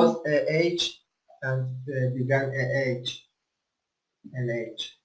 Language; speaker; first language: English; non-native, learner; Turkish